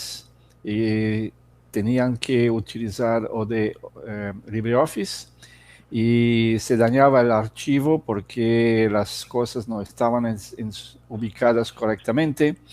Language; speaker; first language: Spanish; non-native, fluent; Portuguese